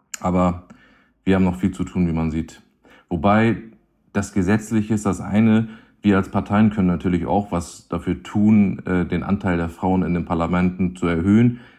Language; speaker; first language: German; native; German